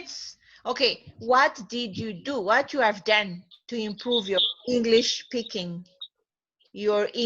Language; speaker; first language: English; non-native, fluent; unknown